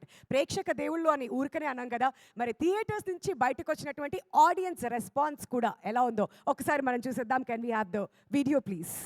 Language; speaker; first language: Telugu; native; Telugu